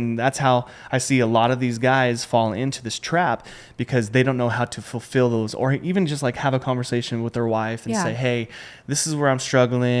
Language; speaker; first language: English; native; English